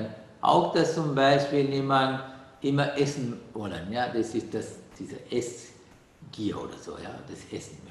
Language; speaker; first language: German; non-native, learner; Sinhala